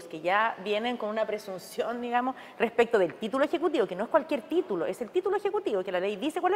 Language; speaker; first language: Spanish; native; Spanish